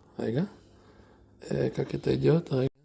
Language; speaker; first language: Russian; early bilingual, heritage; Russian